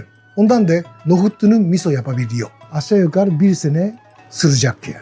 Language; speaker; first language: Turkish; non-native, learner; Japanese